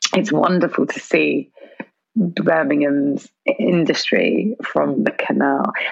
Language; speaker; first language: English; native; English